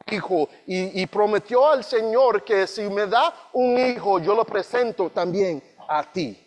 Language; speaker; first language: Spanish; non-native, learner; English